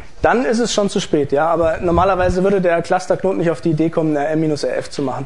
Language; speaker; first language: German; native; German